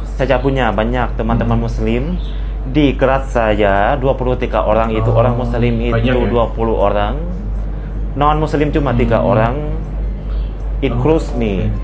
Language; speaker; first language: Indonesian; non-native, fluent; Lao